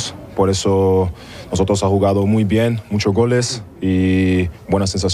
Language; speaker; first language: Spanish; non-native, learner; German